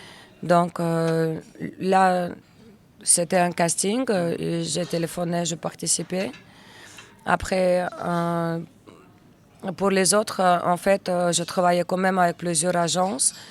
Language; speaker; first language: French; non-native, learner; Russian